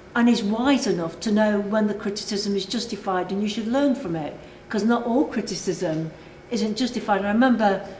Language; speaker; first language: English; native; English